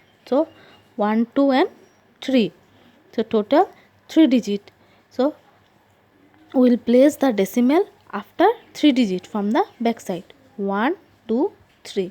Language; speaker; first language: English; non-native, local second language; Assamese